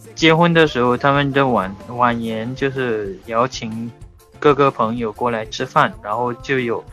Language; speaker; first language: Chinese; non-native, fluent; Morisyen